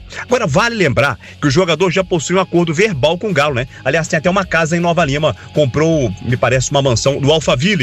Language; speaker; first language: Portuguese; native; Portuguese